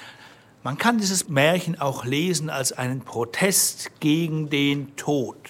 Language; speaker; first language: German; native; German